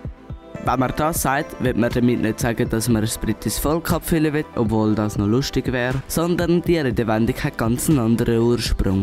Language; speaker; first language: German; native; German